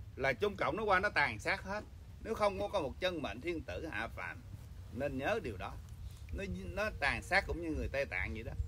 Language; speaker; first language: Vietnamese; early bilingual, heritage; Vietnamese